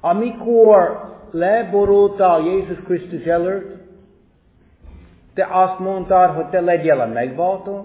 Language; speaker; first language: Hungarian; non-native, fluent; English